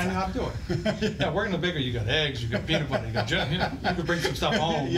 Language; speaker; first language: English; native; English